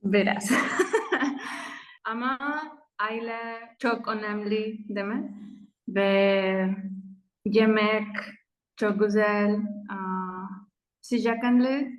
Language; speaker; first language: Turkish; non-native, learner; Spanish